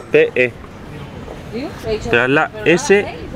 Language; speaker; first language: Spanish; native; Spanish